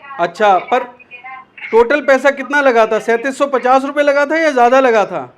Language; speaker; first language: Hindi; native; Hindi